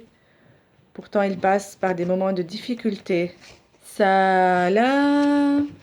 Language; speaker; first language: French; non-native, local second language; Arabic